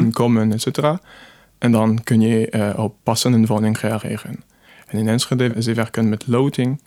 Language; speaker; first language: Dutch; non-native, fluent; French